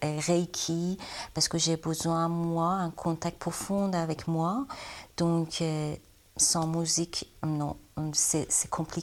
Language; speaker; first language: French; non-native, learner; Persian